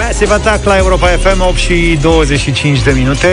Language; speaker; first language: Romanian; native; Romanian